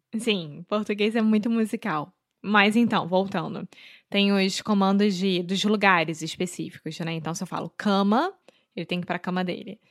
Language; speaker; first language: Portuguese; native; Portuguese